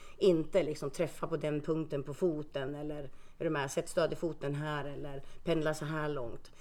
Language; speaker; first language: Swedish; early bilingual, other home language; Finnish